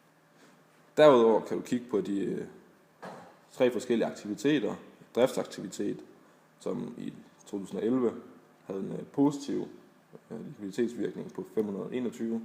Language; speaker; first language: Danish; native; Danish